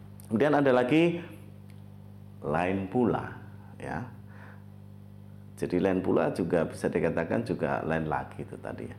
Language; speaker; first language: Indonesian; native; Indonesian